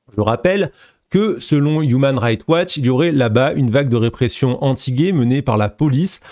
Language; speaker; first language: French; native; French